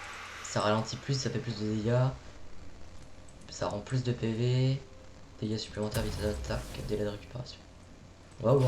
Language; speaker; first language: French; native; French